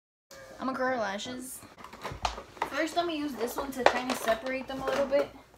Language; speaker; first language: English; early bilingual, other home language; Spanish